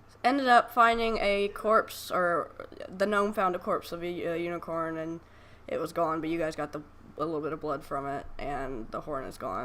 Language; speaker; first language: English; native; English